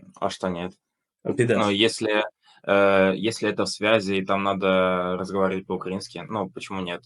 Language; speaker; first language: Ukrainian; non-native, local second language; Russian